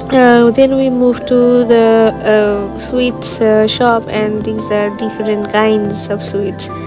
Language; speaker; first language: English; non-native, local second language; Bangla